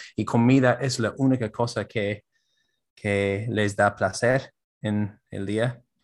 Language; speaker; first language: Spanish; non-native, fluent; English